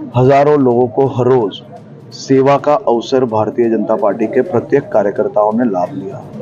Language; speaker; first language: Hindi; non-native, local second language; Gujarati